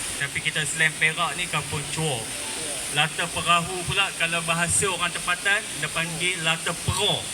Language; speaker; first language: Malay; native; Malay